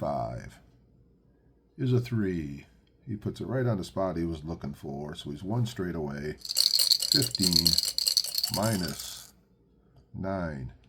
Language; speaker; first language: English; native; English